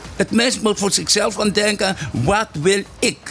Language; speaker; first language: Dutch; non-native, fluent; Papiamento